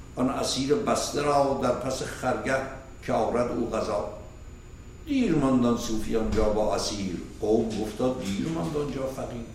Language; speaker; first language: Persian; native; Persian